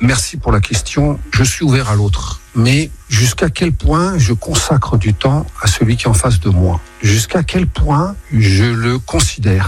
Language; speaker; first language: French; native; French